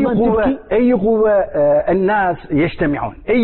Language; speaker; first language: Arabic; non-native, learner; Turkish